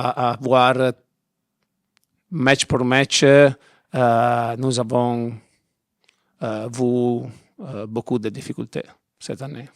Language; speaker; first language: French; non-native, learner; Italian